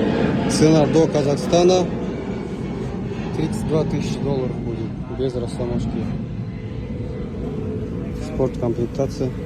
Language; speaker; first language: Russian; non-native, local second language; Kazakh